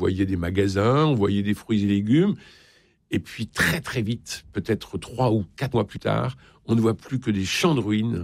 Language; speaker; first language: French; native; French